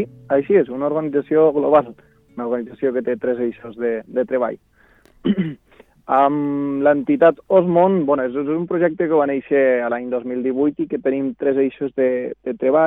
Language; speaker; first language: Catalan; native; Catalan